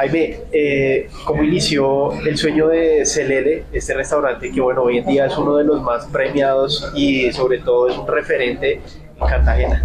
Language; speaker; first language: Spanish; native; Spanish